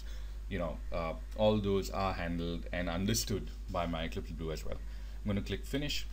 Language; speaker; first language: English; native; English